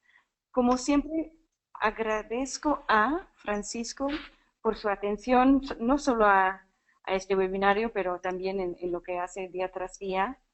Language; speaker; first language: Spanish; non-native, fluent; English